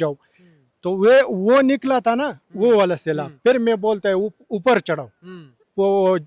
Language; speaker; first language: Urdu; non-native, local second language; Pashto